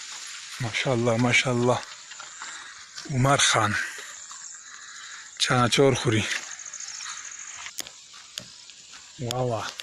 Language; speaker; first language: Hindi; non-native, local second language; Pashto